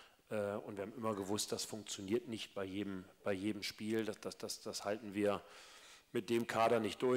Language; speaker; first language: German; native; German